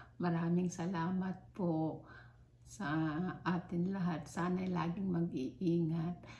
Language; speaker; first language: Filipino; non-native, local second language; Iloko